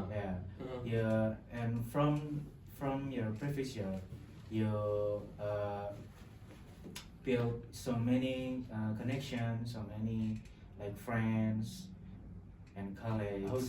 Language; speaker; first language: English; non-native, local second language; Indonesian